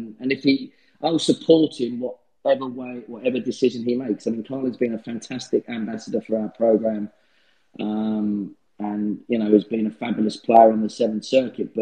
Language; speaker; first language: English; native; English